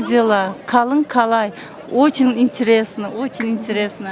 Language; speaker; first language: Russian; non-native, fluent; Turkmen